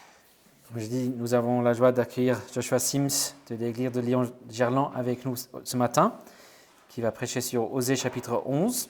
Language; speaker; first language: French; native; French